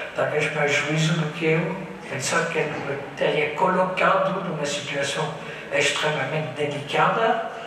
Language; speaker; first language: Portuguese; non-native, fluent; French